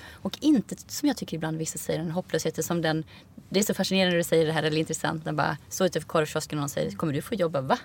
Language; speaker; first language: Swedish; early bilingual, other home language; Icelandic